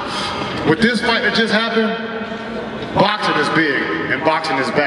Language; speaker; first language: English; native; English